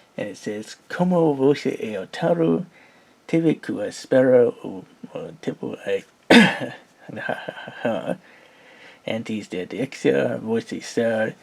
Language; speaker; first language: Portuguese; non-native, learner; English